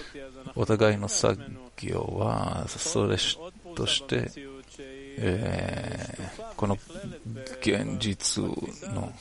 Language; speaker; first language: Japanese; non-native, learner; Hebrew